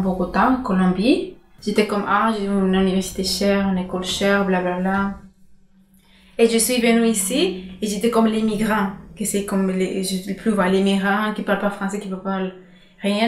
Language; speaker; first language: French; non-native, learner; Spanish